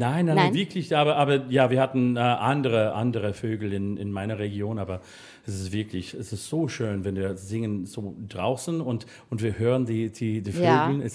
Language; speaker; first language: German; non-native, fluent; English